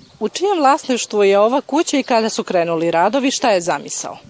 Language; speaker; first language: Serbian; native; Serbian